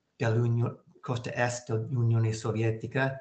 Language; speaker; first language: Italian; non-native, learner; English